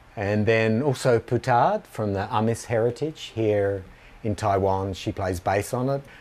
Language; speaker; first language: English; native; English